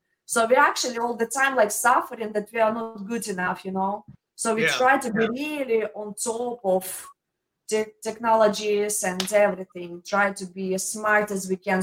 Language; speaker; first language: English; non-native, fluent; Ukrainian